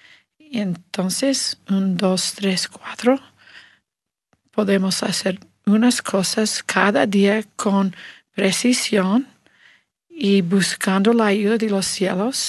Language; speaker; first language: Spanish; non-native, learner; English